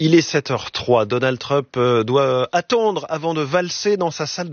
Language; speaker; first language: French; native; French